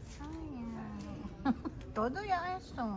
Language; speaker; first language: Spanish; non-native, learner; Filipino